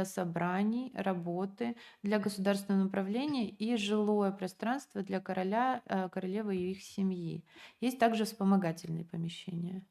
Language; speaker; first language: Russian; native; Russian